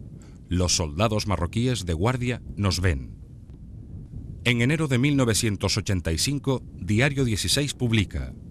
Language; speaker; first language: Spanish; native; Spanish